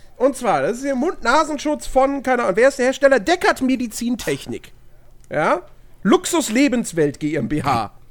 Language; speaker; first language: German; early bilingual, other home language; Turkish